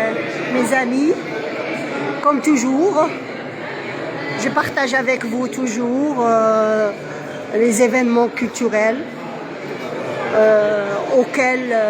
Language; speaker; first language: French; non-native, local second language; Arabic